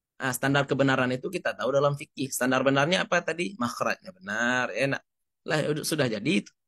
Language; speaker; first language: Indonesian; non-native, local second language; Minangkabau